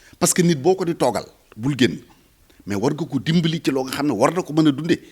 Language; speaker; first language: Wolof; native; Wolof